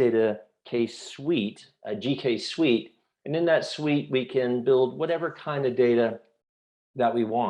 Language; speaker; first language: English; native; English